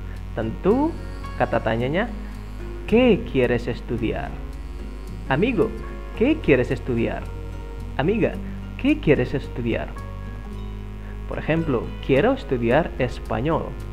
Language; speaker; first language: Spanish; non-native, fluent; Indonesian